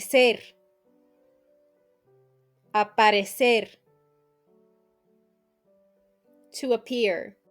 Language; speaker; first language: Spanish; non-native, fluent; English